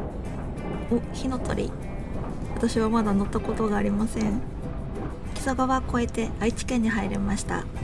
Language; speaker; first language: Japanese; native; Japanese